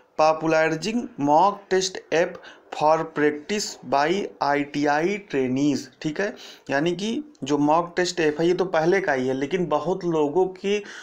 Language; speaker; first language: Hindi; native; Hindi